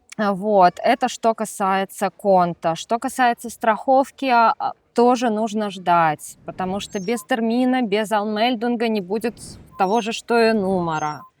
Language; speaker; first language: Russian; native; Russian